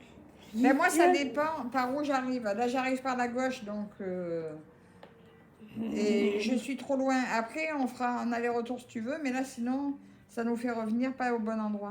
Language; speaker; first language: French; native; French